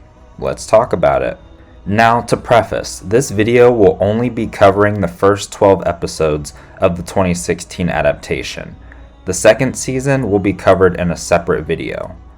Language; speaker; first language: English; native; English